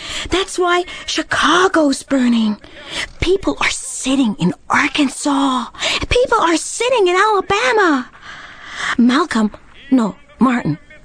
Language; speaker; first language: English; native; English